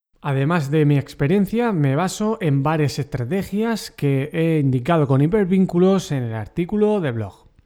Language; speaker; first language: Spanish; native; Spanish